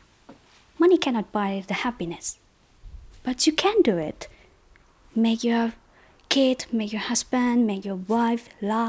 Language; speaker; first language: English; non-native, learner; Thai